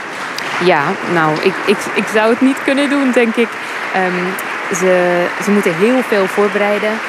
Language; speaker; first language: Dutch; early bilingual, heritage; English